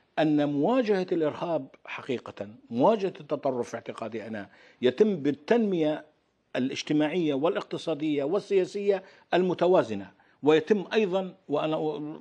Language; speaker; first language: Arabic; native; Arabic